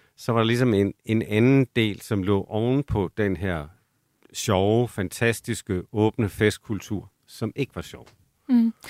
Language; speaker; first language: Danish; native; Danish